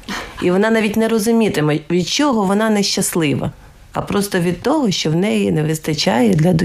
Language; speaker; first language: Ukrainian; native; Ukrainian